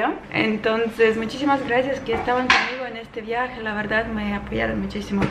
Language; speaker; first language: Spanish; non-native, fluent; Ukrainian